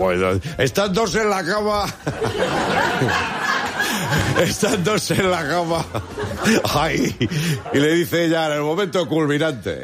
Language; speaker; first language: Spanish; native; Spanish